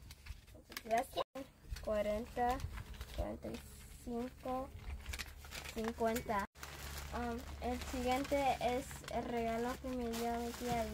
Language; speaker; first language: Spanish; early bilingual, other home language; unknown